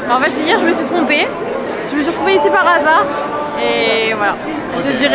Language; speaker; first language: French; native; French